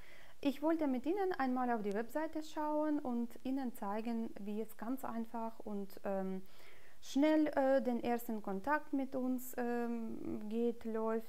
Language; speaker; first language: German; non-native, fluent; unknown